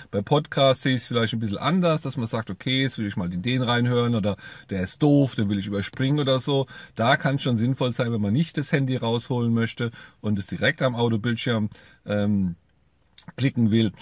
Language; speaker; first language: German; native; German